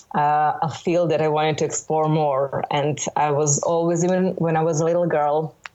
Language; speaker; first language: English; non-native, fluent; Serbian